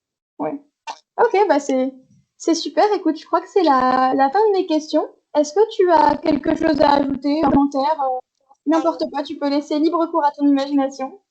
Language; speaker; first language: French; native; French